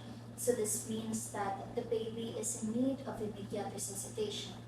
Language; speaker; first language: English; non-native, local second language; Filipino